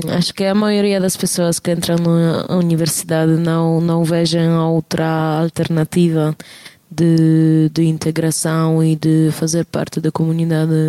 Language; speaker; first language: Portuguese; non-native, fluent; Polish